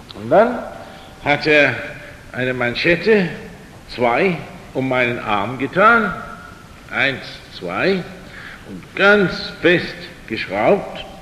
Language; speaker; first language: German; non-native, fluent; English